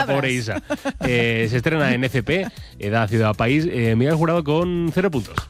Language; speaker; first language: Spanish; native; Spanish